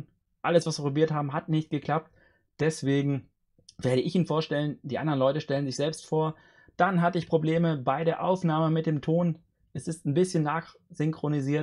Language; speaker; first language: German; native; German